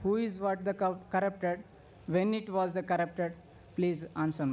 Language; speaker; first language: English; non-native, local second language; Tamil